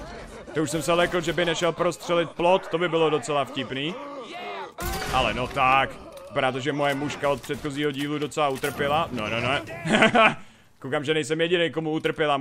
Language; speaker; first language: Czech; native; Czech